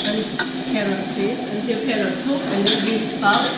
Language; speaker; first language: English; non-native, learner; Thai